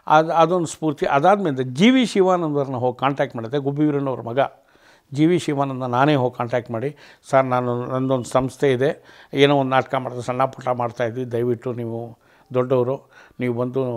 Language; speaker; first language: Kannada; native; Kannada